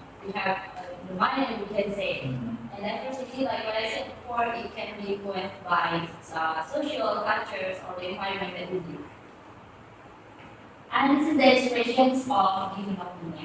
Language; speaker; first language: English; non-native, fluent; Indonesian